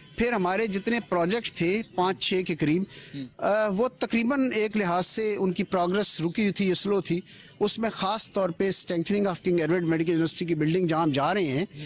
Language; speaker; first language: Urdu; non-native, local second language; Punjabi